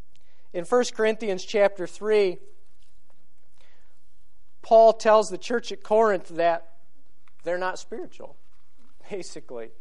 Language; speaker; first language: English; native; English